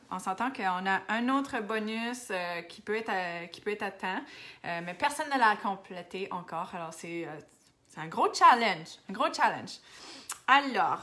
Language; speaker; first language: French; native; French